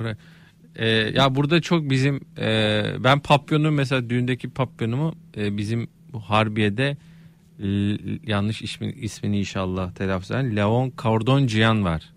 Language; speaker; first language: Turkish; native; Turkish